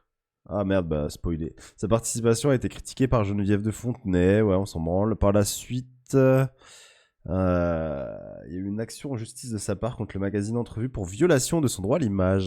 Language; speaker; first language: French; native; French